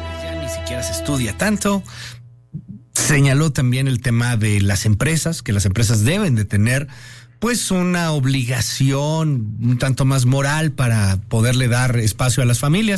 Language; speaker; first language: Spanish; native; Spanish